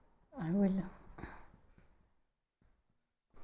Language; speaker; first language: English; non-native, learner; French